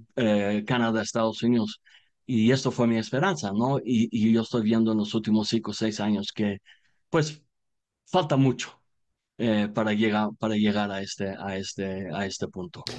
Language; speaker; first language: Spanish; non-native, fluent; English